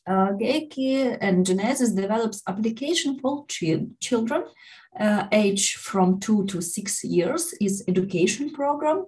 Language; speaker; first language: English; non-native, learner; Ukrainian